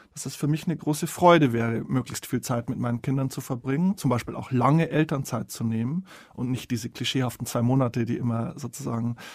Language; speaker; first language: German; native; German